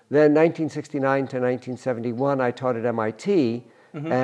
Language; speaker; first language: English; native; English